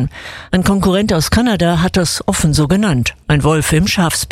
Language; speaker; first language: German; native; German